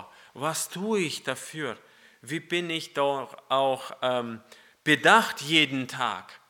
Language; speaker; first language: German; non-native, fluent; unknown